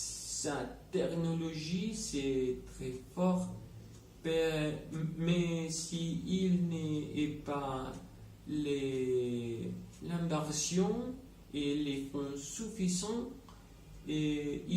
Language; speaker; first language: French; non-native, learner; Spanish